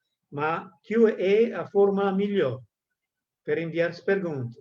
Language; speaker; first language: Portuguese; non-native, fluent; Italian